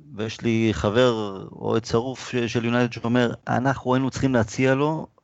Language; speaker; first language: Hebrew; native; Hebrew